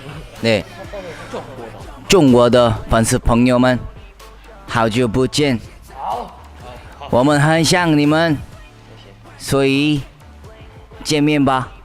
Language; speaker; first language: Chinese; non-native, learner; Korean